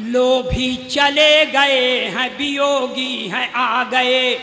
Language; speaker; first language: Hindi; native; Hindi